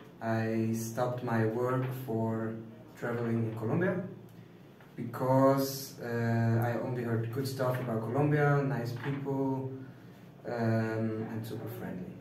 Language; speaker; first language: English; non-native, fluent; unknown